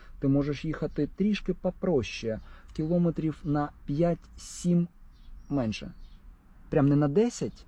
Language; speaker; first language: Ukrainian; native; Ukrainian